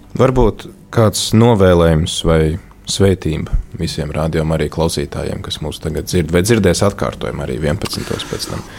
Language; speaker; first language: Latvian; native; Latvian